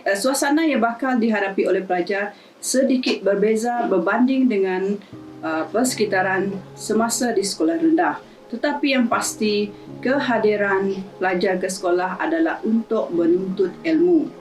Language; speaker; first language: Malay; non-native, local second language; Iban